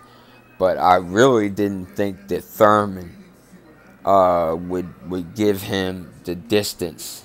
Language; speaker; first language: English; native; English